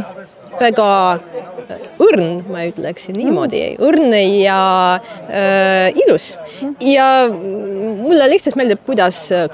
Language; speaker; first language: Estonian; non-native, fluent; Russian